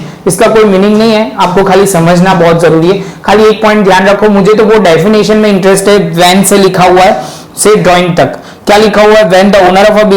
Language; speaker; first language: Hindi; non-native, local second language; Gujarati